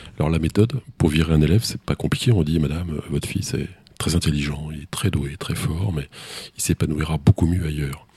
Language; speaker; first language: French; native; French